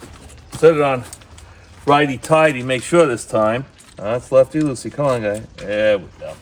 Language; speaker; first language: English; native; English